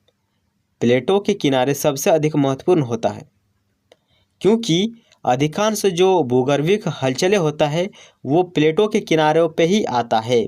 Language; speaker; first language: Hindi; native; Hindi